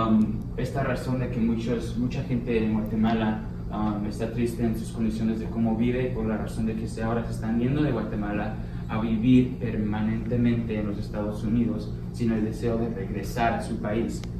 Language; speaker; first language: Spanish; early bilingual, heritage; Spanish